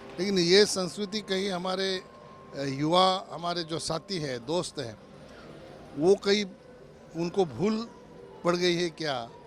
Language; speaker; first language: Hindi; non-native, local second language; Marathi